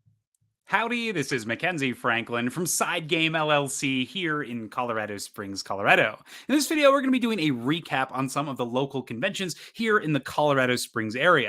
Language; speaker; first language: English; native; English